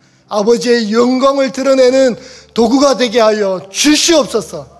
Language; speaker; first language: Korean; native; Korean